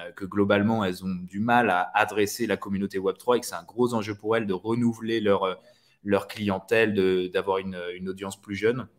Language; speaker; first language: French; native; French